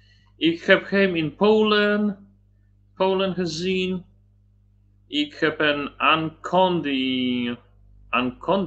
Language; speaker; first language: Dutch; non-native, learner; Polish